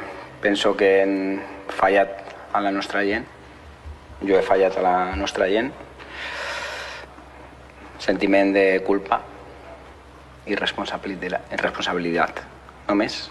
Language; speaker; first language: Catalan; non-native, local second language; Spanish